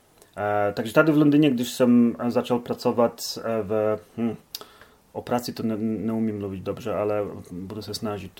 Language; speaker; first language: Czech; non-native, learner; Polish